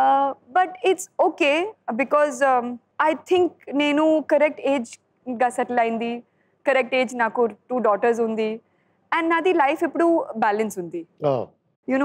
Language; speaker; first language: Telugu; non-native, learner; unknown